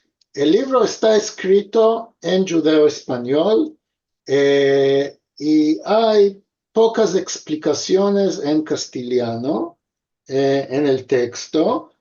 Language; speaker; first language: Spanish; early bilingual, heritage; Ladino